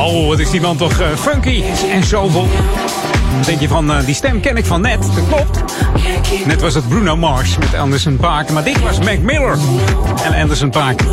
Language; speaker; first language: Dutch; native; Dutch